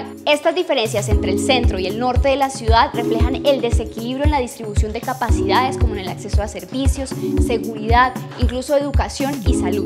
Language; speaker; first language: Spanish; native; Spanish